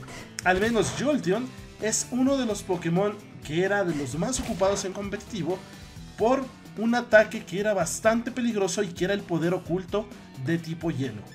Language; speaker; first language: Spanish; native; Spanish